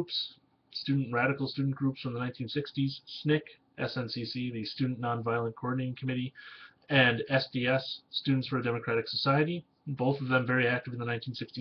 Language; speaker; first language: English; native; English